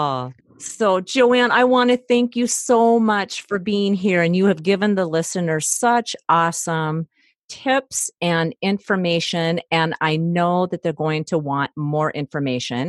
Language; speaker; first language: English; native; English